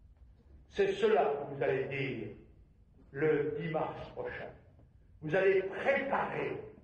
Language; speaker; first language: French; native; French